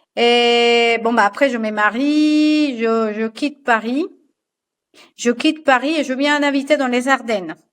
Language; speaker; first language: French; non-native, fluent; Spanish